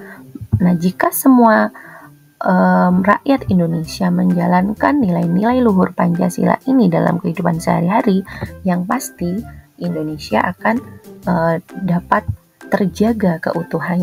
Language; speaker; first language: Indonesian; native; Indonesian